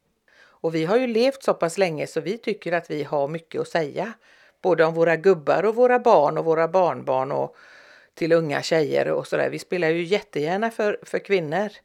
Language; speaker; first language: Swedish; native; Swedish